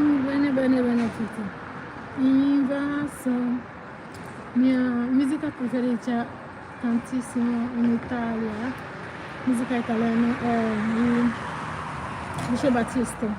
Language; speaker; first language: Italian; non-native, learner; Igbo